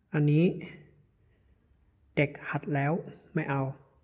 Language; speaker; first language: Thai; non-native, learner; Chinese